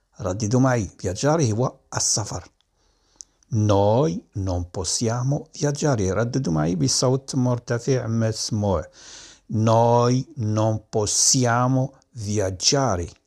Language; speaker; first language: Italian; non-native, fluent; Arabic